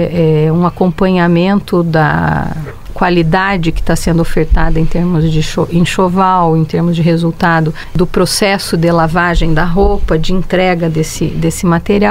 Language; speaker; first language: Portuguese; native; Portuguese